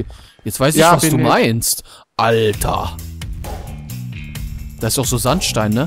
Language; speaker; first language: German; native; German